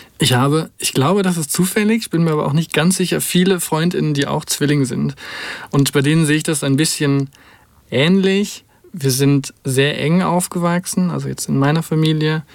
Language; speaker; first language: German; native; German